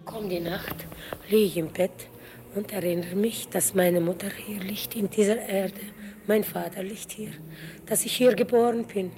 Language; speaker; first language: German; early bilingual, heritage; German